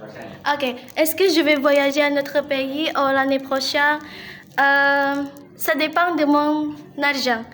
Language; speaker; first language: French; non-native, learner; Indonesian